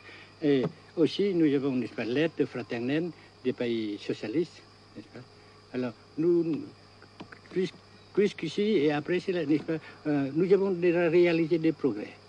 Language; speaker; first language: French; non-native, fluent; Vietnamese